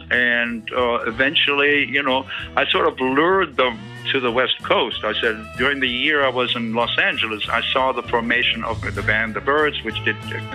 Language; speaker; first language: English; early bilingual, other home language; German